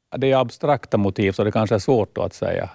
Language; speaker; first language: Swedish; native; Swedish